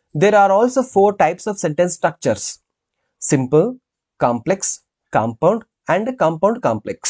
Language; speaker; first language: English; non-native, local second language; Telugu